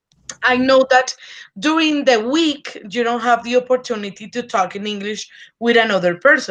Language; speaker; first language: English; non-native, fluent; Spanish